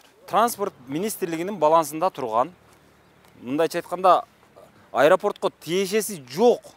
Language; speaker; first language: Kyrgyz; native; Kyrgyz